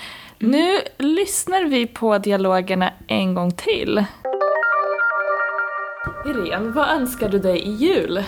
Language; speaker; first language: Swedish; native; Swedish